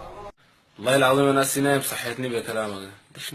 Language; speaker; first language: Arabic; native; Arabic